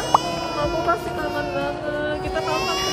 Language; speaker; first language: Indonesian; non-native, fluent; Korean